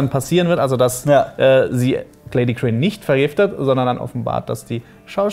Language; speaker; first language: German; native; German